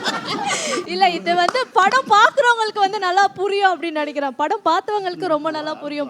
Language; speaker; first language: Tamil; native; Tamil